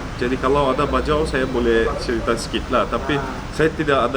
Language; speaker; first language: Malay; non-native, fluent; Turkish